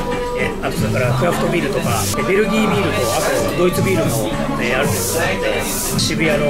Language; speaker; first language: Japanese; native; Japanese